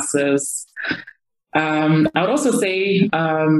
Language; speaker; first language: English; non-native, local second language; Kinyarwanda